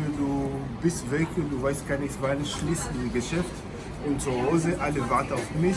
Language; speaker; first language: German; non-native, fluent; Lingala